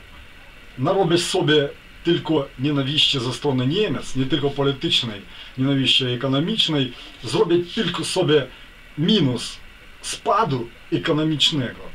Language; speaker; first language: Polish; non-native, fluent; Ukrainian